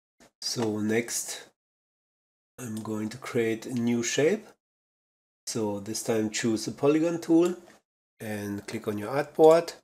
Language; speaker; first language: English; non-native, fluent; German